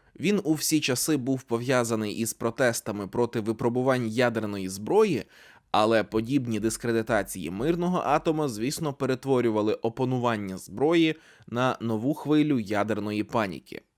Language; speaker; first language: Ukrainian; native; Ukrainian